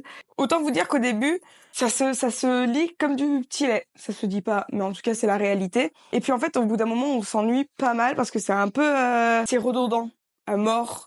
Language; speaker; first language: French; native; French